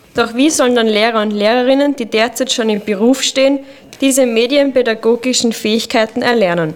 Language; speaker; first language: German; native; German